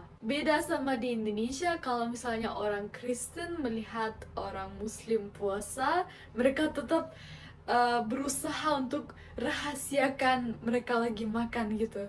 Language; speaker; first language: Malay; non-native, fluent; Korean